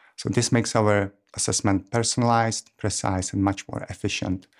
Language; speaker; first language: English; non-native, fluent; Czech